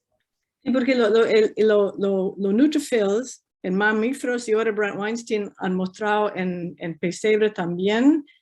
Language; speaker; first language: Spanish; non-native, fluent; English